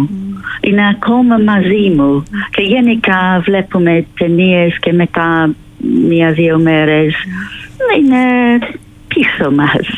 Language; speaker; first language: Greek; non-native, fluent; English